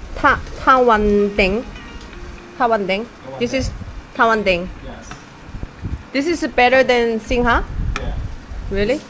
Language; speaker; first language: English; non-native, learner; Korean